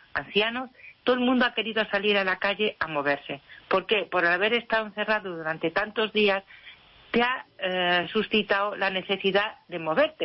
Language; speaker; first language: Spanish; native; Spanish